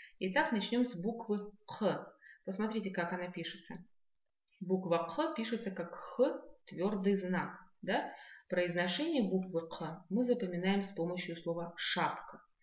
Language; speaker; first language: Russian; non-native, local second language; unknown